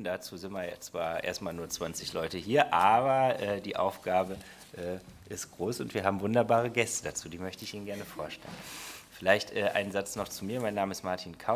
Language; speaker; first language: German; native; German